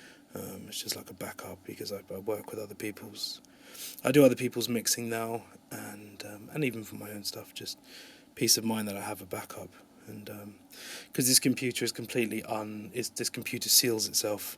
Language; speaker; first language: English; native; English